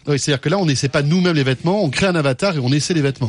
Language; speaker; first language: French; native; French